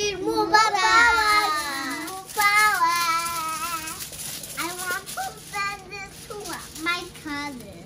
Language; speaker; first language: English; early bilingual, heritage; Bangla